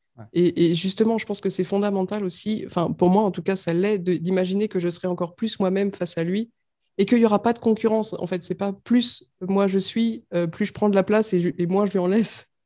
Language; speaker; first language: French; native; French